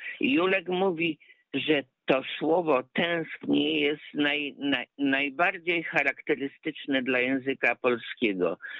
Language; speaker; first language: Polish; native; Polish